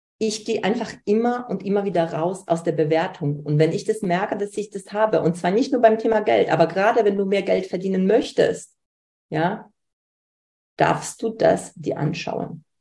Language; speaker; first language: German; early bilingual, other home language; Polish